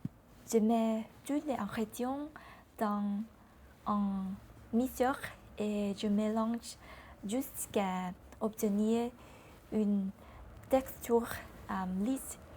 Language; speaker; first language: French; non-native, learner; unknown